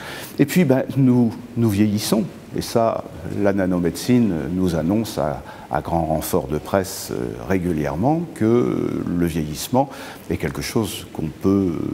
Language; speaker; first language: French; native; French